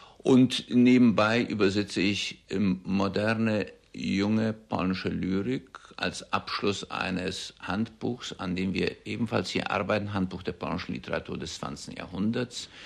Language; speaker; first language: German; early bilingual, heritage; German